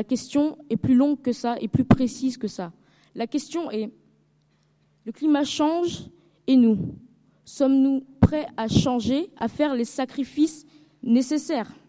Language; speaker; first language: French; early bilingual, heritage; French